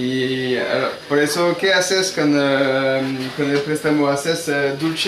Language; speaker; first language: Spanish; non-native, learner; French